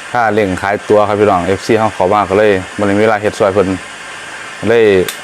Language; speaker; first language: Thai; native; Thai